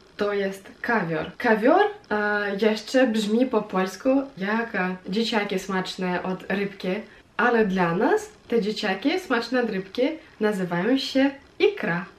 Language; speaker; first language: Polish; non-native, fluent; Russian